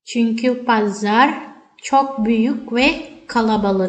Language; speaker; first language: Turkish; non-native, fluent; Indonesian